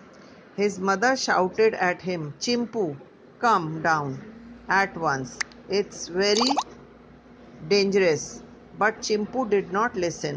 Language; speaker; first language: English; non-native, local second language; Hindi